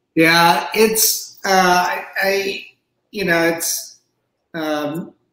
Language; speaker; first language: English; native; English